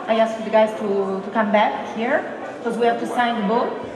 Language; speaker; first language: English; non-native, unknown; Italian